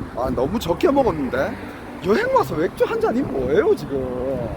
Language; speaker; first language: Korean; native; Korean